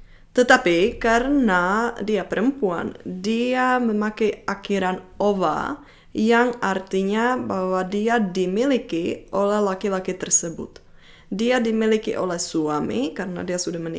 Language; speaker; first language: Indonesian; non-native, fluent; Czech